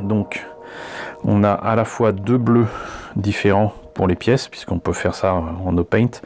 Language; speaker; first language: French; native; French